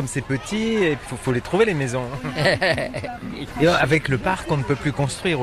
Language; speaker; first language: French; native; French